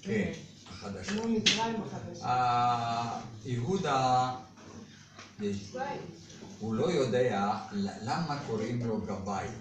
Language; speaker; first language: Hebrew; non-native, fluent; Arabic